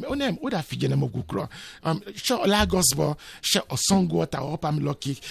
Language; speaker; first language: Hungarian; non-native, fluent; Yoruba